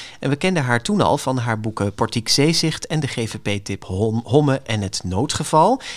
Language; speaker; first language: Dutch; native; Dutch